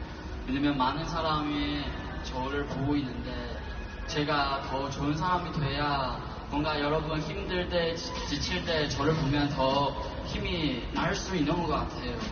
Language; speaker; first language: Korean; non-native, fluent; Chinese